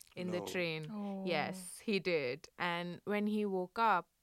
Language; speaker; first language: English; non-native, local second language; Hindi